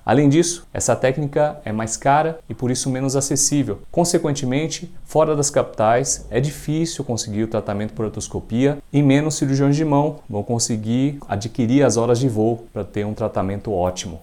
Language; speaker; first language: Portuguese; native; Portuguese